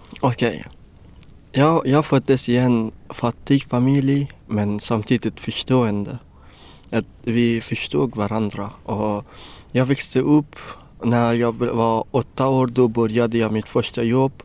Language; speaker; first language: Swedish; non-native, fluent; Persian